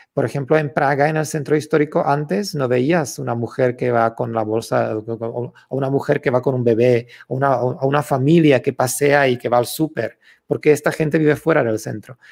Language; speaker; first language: Spanish; non-native, fluent; Czech